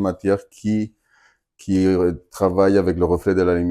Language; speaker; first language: French; non-native, fluent; Spanish